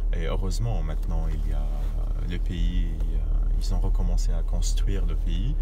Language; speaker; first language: French; non-native, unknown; Arabic